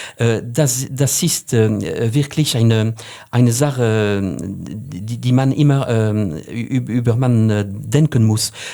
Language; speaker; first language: German; non-native, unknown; French